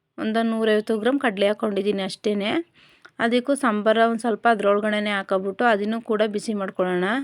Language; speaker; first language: Kannada; native; Kannada